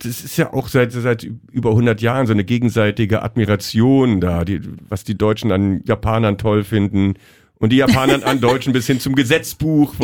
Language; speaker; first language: German; native; German